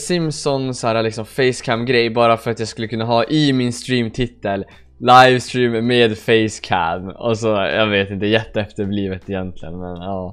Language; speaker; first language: Swedish; native; Swedish